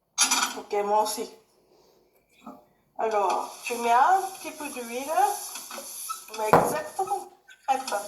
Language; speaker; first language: French; non-native, learner; Japanese